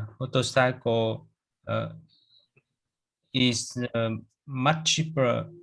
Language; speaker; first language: English; non-native, learner; Vietnamese